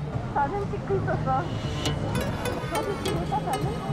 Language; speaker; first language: Korean; non-native, fluent; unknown